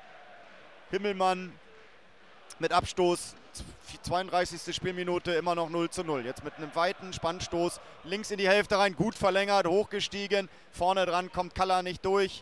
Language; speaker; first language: German; native; German